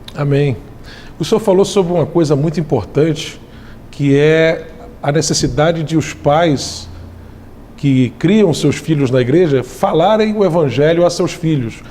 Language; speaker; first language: Portuguese; native; Portuguese